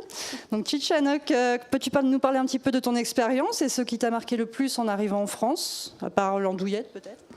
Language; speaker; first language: French; native; French